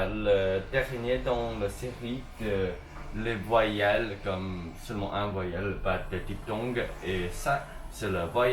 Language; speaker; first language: French; non-native, learner; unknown